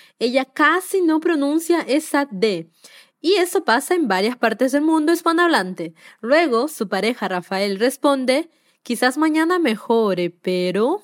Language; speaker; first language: Spanish; native; Spanish